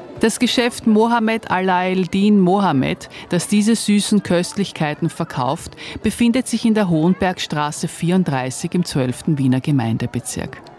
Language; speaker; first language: German; native; German